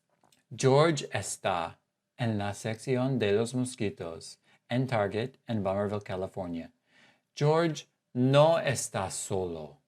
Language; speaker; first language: Spanish; non-native, fluent; English